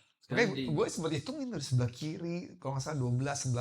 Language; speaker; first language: Indonesian; native; Indonesian